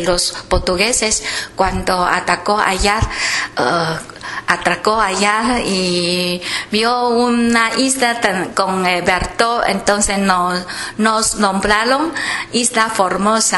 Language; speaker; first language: Spanish; non-native, fluent; Chinese